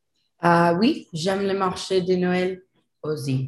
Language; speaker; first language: French; non-native, learner; Spanish